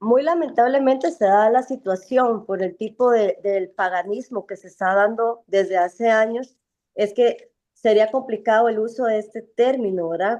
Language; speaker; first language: Spanish; native; Spanish